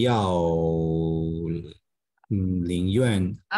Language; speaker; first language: Chinese; non-native, learner; Spanish